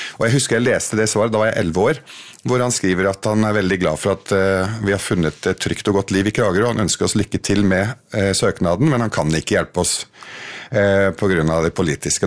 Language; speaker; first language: Norwegian; early bilingual, other home language; Arabic